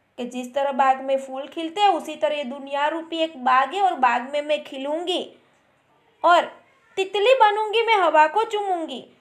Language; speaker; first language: Hindi; non-native, local second language; Gujarati